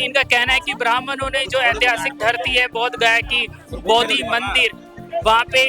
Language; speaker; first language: Hindi; native; Hindi